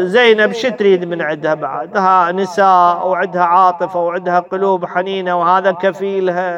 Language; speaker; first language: Arabic; native; Arabic